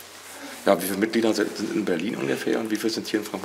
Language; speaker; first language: German; native; German